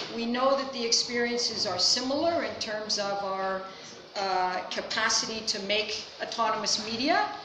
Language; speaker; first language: English; native; English